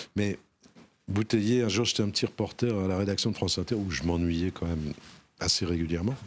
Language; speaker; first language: French; native; French